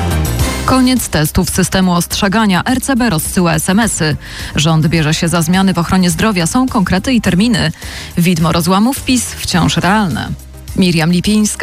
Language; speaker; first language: Polish; native; Polish